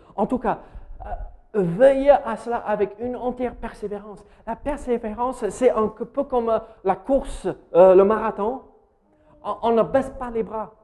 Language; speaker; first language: French; non-native, fluent; English